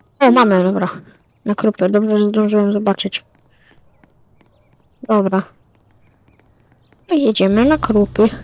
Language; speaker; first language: Polish; native; Polish